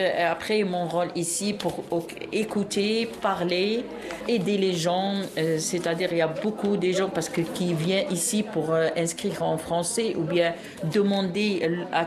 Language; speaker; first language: French; non-native, local second language; Arabic